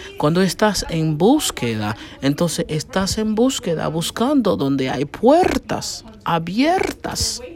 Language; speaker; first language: Spanish; non-native, fluent; Haitian Creole